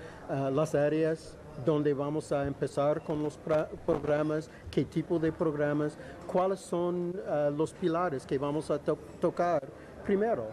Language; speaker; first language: Spanish; non-native, fluent; English